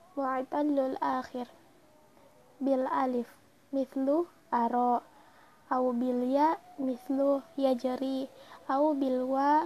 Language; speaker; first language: Arabic; non-native, learner; Indonesian